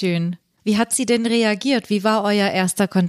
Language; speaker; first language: German; native; German